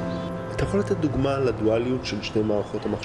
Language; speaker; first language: Hebrew; native; Hebrew